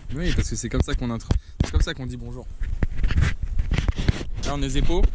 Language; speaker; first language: French; native; French